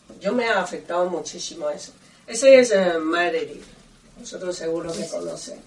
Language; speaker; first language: Spanish; non-native, learner; Chinese